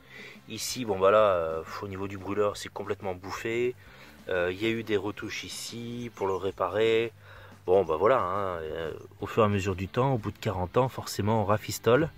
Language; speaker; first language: French; native; French